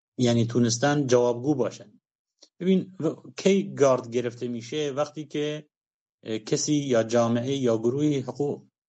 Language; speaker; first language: Persian; non-native, local second language; Kurdish